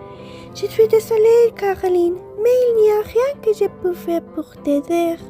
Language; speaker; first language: French; non-native, fluent; Spanish